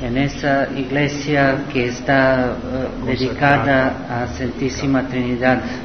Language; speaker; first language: Spanish; non-native, learner; Serbian